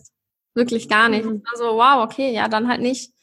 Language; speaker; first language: German; native; German